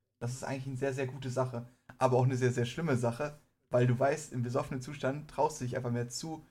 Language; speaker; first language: German; early bilingual, other home language; Persian